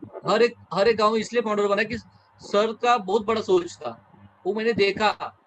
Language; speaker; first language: Hindi; non-native, local second language; Marathi